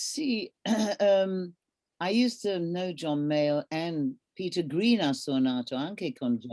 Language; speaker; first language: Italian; non-native, learner; English